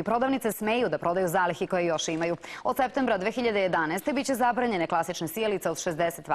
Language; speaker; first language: Serbian; native; Serbian